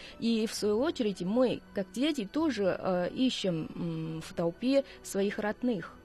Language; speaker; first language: Russian; non-native, fluent; Chinese